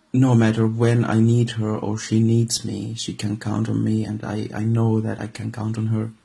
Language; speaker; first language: English; non-native, fluent; Arabic